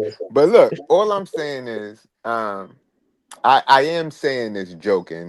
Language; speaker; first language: English; native; English